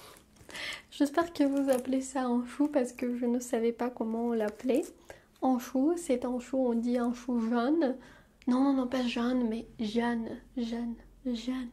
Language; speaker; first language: French; non-native, fluent; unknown